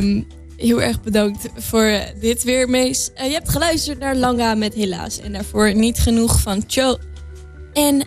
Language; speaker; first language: Dutch; native; Dutch